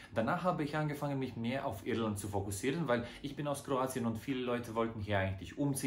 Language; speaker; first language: German; non-native, fluent; Croatian